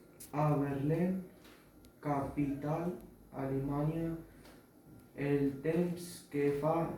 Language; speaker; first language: Catalan; non-native, learner; Arabic